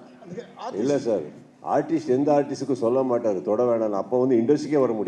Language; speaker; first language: Tamil; non-native, learner; Kannada